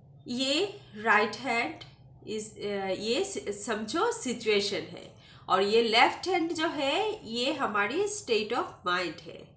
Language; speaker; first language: Hindi; non-native, local second language; Bangla